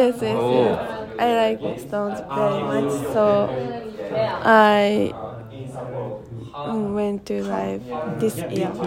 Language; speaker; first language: English; non-native, learner; Japanese